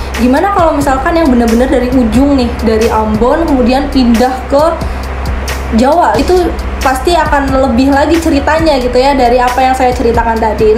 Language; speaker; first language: Indonesian; native; Indonesian